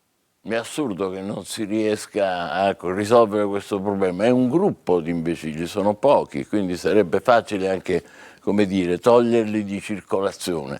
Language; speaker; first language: Italian; native; Italian